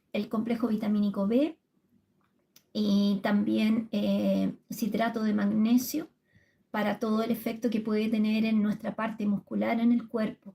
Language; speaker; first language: Spanish; native; Spanish